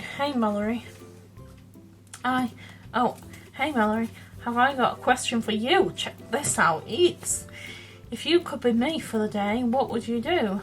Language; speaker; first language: English; native; English